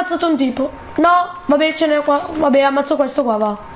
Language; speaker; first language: Italian; native; Italian